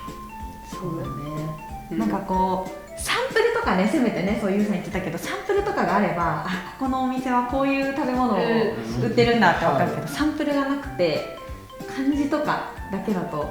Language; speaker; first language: Japanese; native; Japanese